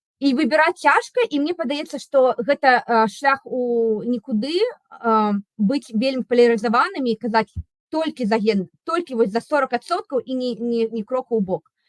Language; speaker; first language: Belarusian; non-native, local second language; Russian